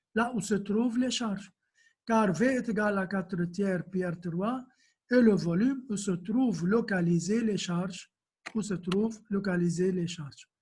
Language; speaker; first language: French; non-native, local second language; Arabic